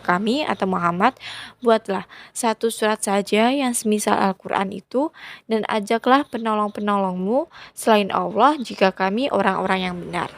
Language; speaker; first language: Indonesian; native; Indonesian